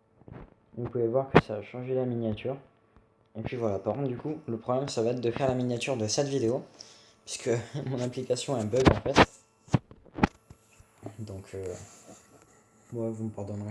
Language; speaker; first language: French; native; French